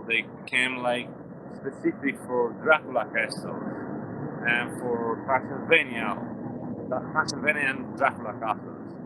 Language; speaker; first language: English; non-native, learner; Romanian